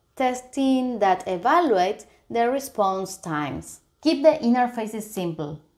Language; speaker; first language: English; non-native, fluent; Spanish